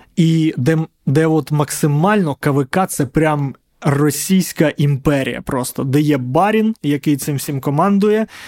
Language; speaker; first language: Ukrainian; non-native, local second language; Russian